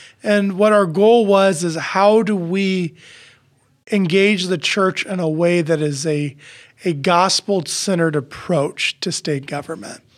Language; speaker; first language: English; native; English